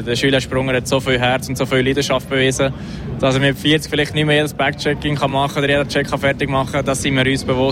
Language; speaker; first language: German; native; German